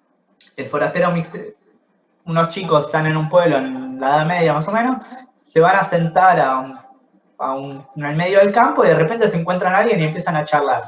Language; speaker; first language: Spanish; native; Spanish